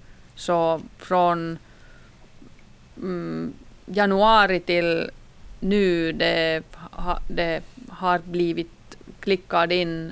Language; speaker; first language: Swedish; non-native, local second language; Finnish